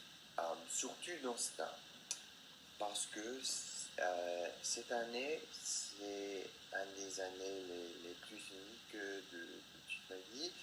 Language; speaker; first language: French; non-native, learner; English